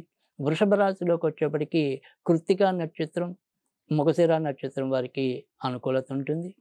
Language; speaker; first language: Telugu; native; Telugu